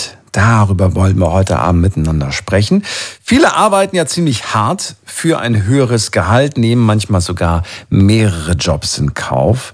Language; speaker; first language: German; native; German